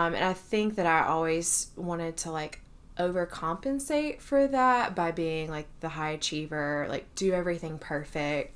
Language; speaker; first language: English; native; English